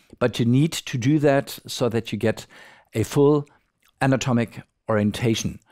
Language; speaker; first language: English; non-native, fluent; German